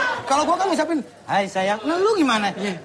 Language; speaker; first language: Indonesian; native; Indonesian